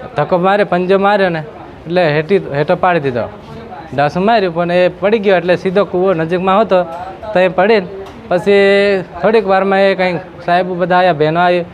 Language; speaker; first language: Gujarati; non-native, local second language; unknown